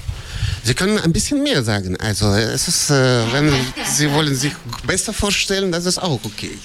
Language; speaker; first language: German; non-native, fluent; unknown